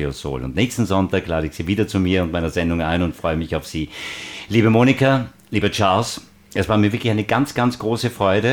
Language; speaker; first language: German; native; German